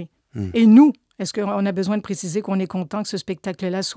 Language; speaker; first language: French; native; French